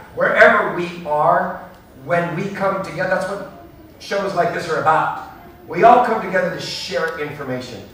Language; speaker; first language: English; native; English